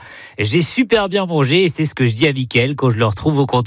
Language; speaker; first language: French; native; French